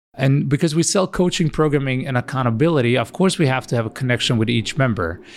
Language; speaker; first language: English; non-native, fluent; Macedonian